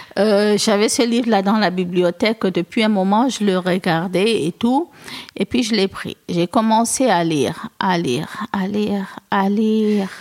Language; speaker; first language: French; non-native, local second language; Fula